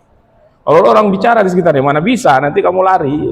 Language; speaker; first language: Indonesian; native; Indonesian